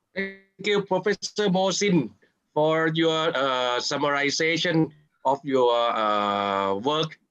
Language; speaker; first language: English; non-native, fluent; Thai